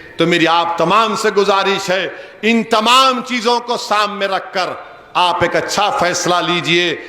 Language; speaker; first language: Urdu; native; Urdu